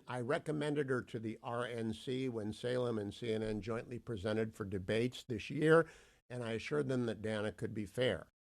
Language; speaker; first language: English; native; English